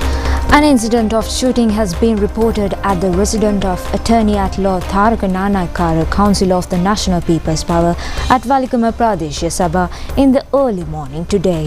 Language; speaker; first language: English; non-native, local second language; Sinhala